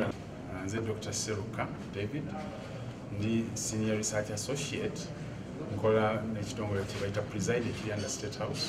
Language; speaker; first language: English; non-native, local second language; Ganda